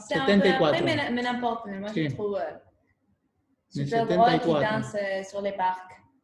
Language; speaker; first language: French; non-native, fluent; Spanish